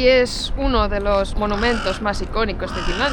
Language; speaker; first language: Spanish; non-native, fluent; Estonian